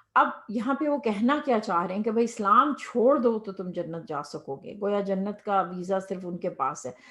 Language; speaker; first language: Urdu; native; Urdu